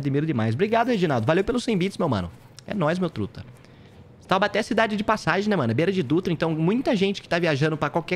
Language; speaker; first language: Portuguese; native; Portuguese